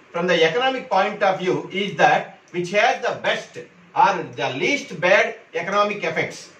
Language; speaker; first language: English; non-native, local second language; Telugu